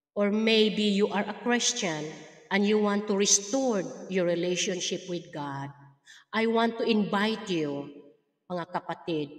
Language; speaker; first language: English; non-native, local second language; Filipino